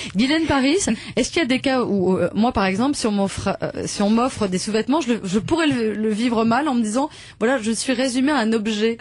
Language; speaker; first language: French; native; French